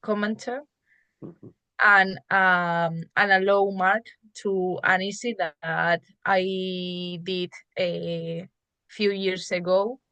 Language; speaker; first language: English; non-native, learner; Spanish